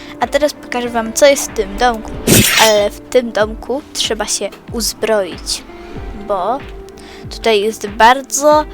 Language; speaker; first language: Polish; native; Polish